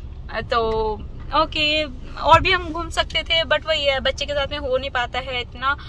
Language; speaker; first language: Hindi; native; Hindi